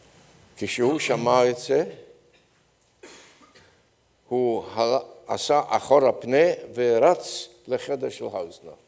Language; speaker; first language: Hebrew; non-native, fluent; Polish